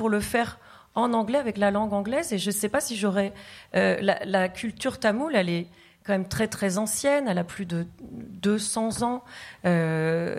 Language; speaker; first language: French; non-native, fluent; Tamil